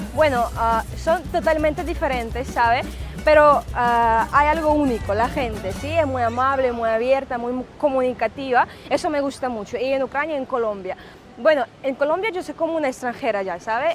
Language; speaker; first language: Spanish; early bilingual, other home language; Ukrainian